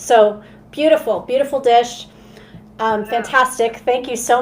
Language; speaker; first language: English; native; English